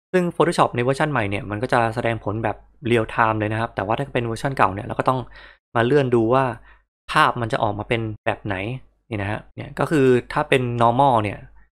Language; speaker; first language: Thai; native; Thai